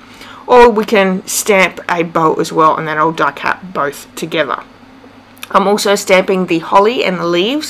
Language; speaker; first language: English; native; English